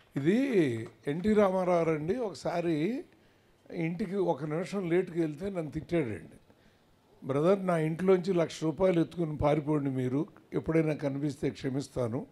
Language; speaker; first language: Telugu; native; Telugu